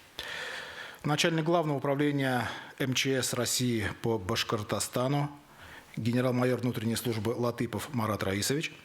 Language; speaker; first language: Russian; native; Russian